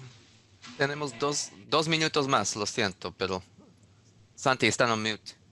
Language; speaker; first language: Spanish; non-native, learner; English